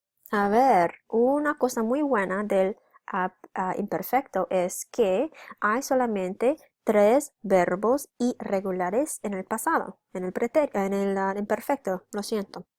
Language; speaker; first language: Spanish; non-native, fluent; English